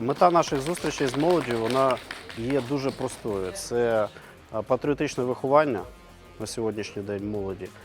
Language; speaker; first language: Ukrainian; native; Ukrainian